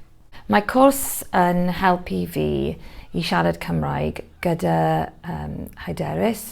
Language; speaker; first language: Welsh; non-native, learner; English